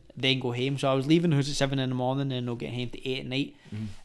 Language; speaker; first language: English; native; English